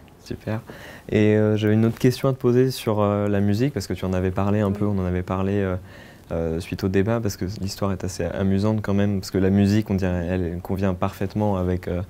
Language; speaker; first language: French; native; French